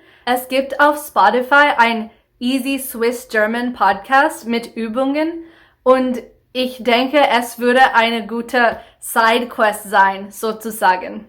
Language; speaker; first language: German; non-native, fluent; Telugu